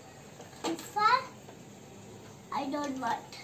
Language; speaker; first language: English; non-native, learner; Kannada